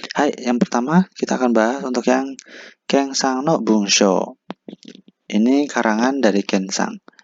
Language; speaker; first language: Indonesian; native; Indonesian